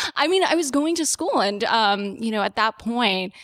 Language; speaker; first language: English; early bilingual, other home language; Hebrew